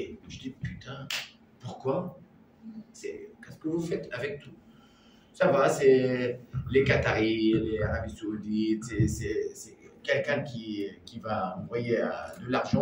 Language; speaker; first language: French; non-native, learner; Arabic